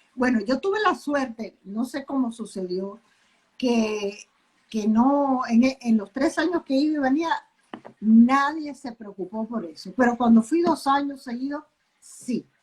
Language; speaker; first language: Spanish; native; Spanish